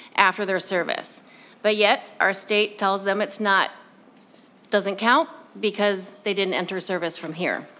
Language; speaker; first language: English; native; English